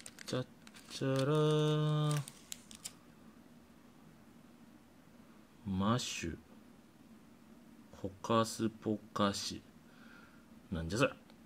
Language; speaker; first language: Japanese; native; Japanese